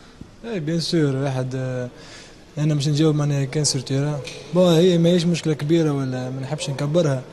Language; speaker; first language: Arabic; native; Arabic